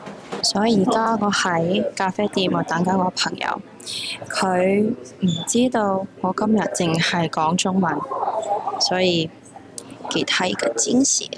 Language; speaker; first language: Chinese; early bilingual, heritage; Cantonese